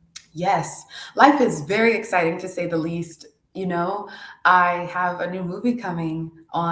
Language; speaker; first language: English; native; English